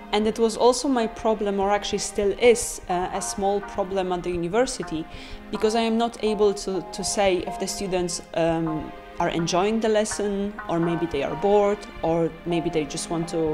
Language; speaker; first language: English; non-native, fluent; Polish